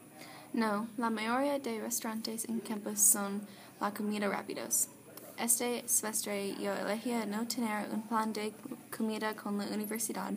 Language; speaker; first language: Spanish; non-native, learner; English